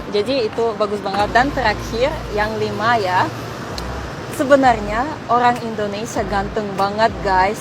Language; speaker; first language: Indonesian; non-native, fluent; Russian